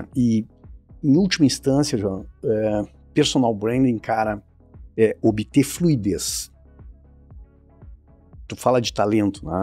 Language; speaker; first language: Portuguese; native; Portuguese